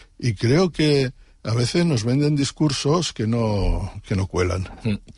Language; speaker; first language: Spanish; native; Spanish